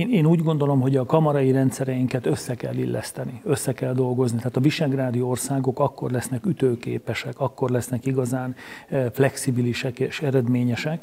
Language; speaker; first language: Hungarian; native; Hungarian